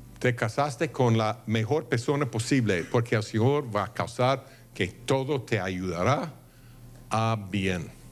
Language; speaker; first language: Spanish; non-native, fluent; English